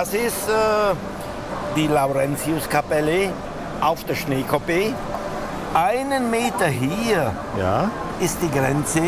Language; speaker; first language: German; native; German